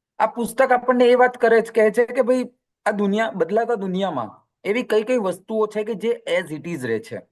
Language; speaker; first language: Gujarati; native; Gujarati